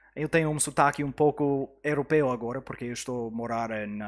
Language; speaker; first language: Portuguese; non-native, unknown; English